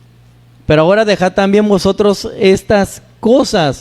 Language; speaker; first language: Spanish; native; Spanish